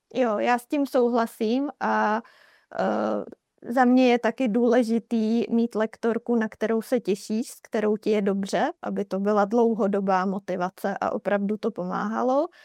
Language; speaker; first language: Czech; native; Czech